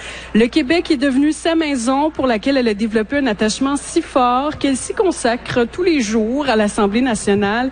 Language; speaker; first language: French; native; French